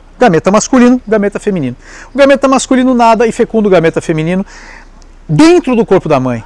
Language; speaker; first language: Portuguese; native; Portuguese